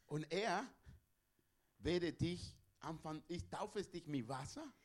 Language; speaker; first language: German; non-native, learner; Spanish